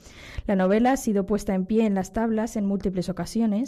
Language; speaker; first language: Spanish; native; Spanish